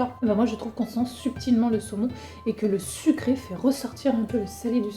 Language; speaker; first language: French; native; French